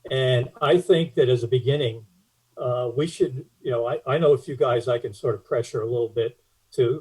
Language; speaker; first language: English; native; English